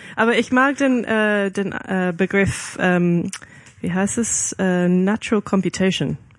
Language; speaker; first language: German; non-native, learner; English